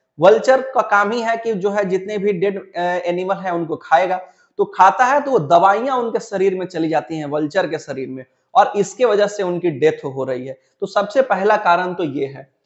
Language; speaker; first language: Hindi; native; Hindi